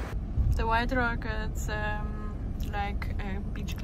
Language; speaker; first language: English; non-native, learner; German